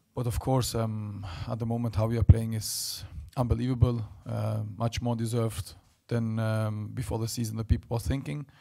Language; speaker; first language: English; non-native, fluent; Albanian